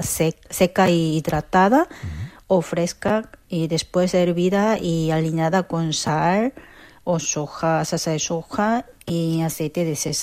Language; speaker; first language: Spanish; non-native, fluent; Korean